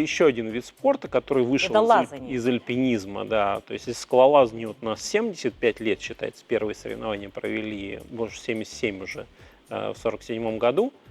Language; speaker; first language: Russian; native; Russian